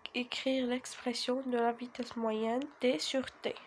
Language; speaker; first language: French; non-native, local second language; Arabic